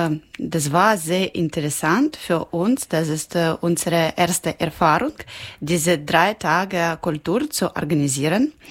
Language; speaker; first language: German; non-native, learner; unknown